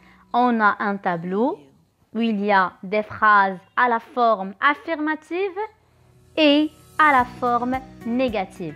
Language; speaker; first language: French; non-native, local second language; Arabic